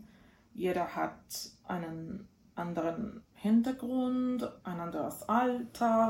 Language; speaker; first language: German; non-native, fluent; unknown